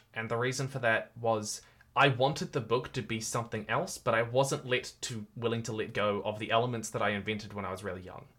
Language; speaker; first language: English; native; English